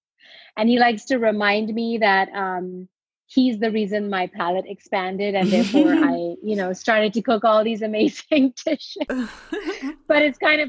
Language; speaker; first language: English; non-native, local second language; Hindi